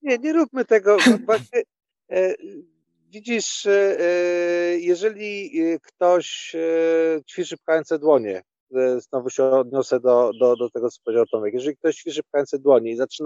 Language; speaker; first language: Polish; native; Polish